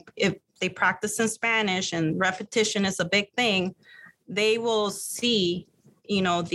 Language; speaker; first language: English; early bilingual, other home language; Spanish